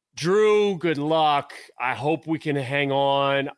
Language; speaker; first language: English; native; English